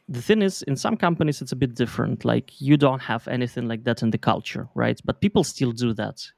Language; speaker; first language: English; non-native, fluent; Belarusian